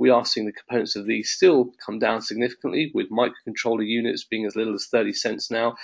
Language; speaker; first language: English; native; English